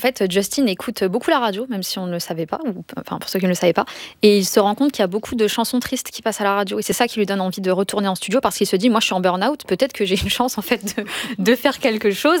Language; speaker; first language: French; native; French